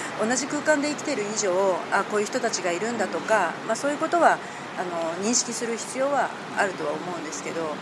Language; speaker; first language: Japanese; native; Japanese